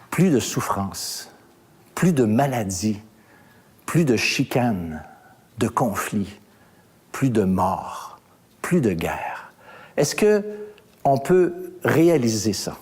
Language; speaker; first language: French; native; French